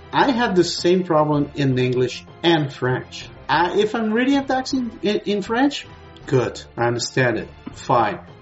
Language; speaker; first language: English; non-native, fluent; Portuguese